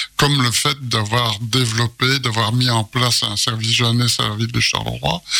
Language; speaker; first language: French; native; French